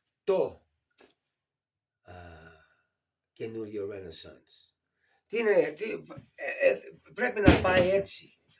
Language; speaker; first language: Greek; early bilingual, heritage; Greek